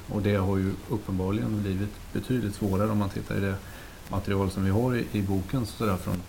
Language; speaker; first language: Swedish; native; Swedish